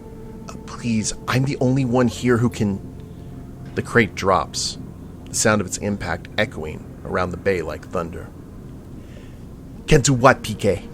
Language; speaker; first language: English; native; English